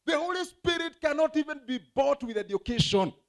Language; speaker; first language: English; non-native, local second language; Swahili